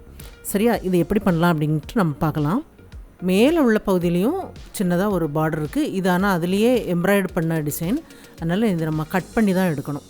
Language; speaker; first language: Tamil; native; Tamil